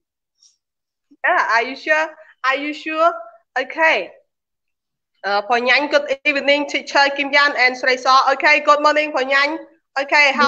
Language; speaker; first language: English; non-native, learner; Khmer